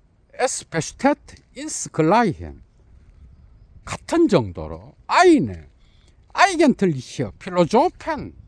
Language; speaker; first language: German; non-native, learner; Korean